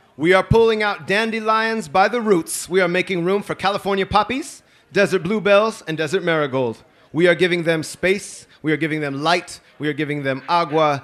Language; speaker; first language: English; native; English